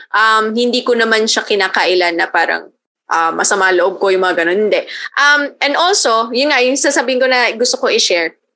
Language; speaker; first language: Filipino; native; Filipino